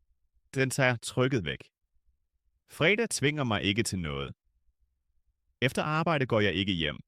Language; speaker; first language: Danish; non-native, fluent; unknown